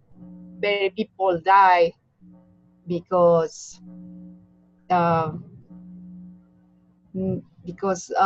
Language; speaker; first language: English; non-native, learner; Spanish